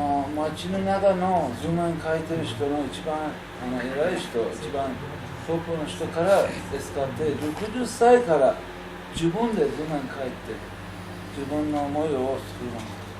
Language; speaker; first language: Japanese; non-native, learner; Persian